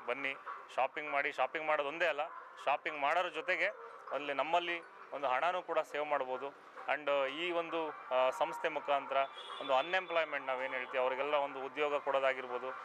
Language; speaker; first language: Kannada; native; Kannada